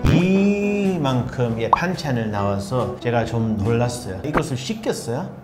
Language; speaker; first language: Korean; non-native, fluent; English